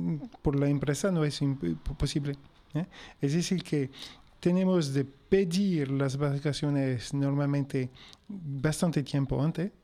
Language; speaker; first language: Spanish; non-native, fluent; French